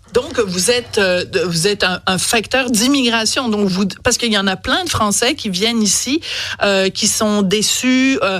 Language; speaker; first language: French; native; French